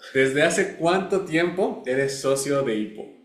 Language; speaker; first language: Spanish; native; Spanish